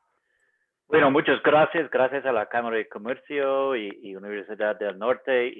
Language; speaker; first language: Spanish; non-native, fluent; English